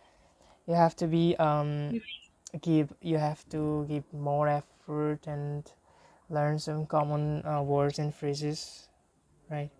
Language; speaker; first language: English; non-native, fluent; Bangla